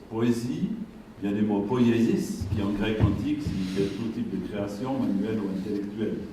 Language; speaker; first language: French; native; French